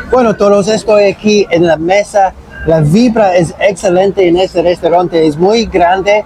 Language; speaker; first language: Spanish; non-native, learner; English